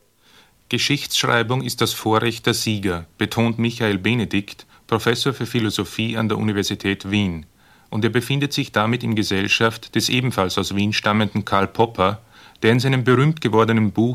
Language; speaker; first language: German; native; German